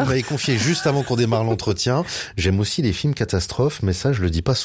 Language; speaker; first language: French; native; French